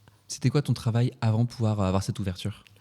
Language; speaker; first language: French; native; French